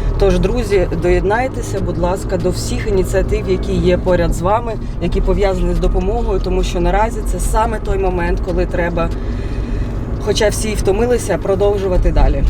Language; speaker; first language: Ukrainian; native; Ukrainian